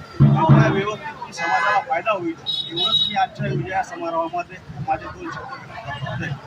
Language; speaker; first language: Marathi; native; Marathi